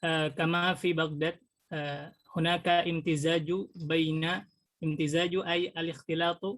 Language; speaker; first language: Arabic; non-native, learner; Indonesian